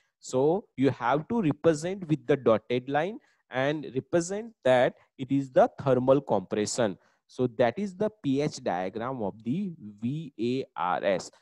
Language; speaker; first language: English; non-native, local second language; Gujarati